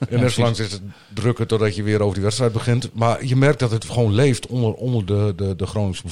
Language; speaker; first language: Dutch; native; Dutch